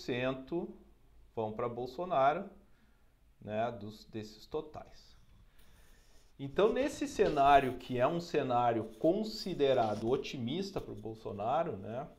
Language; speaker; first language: Portuguese; native; Portuguese